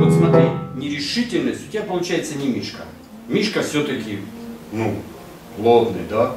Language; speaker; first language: Russian; native; Russian